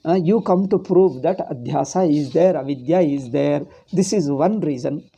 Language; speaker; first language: English; non-native, local second language; Kannada